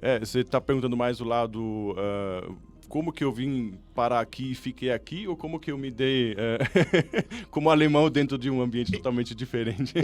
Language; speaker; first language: Portuguese; non-native, fluent; German